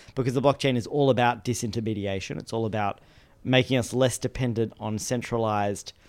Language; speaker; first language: English; native; English